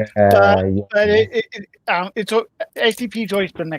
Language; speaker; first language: English; native; English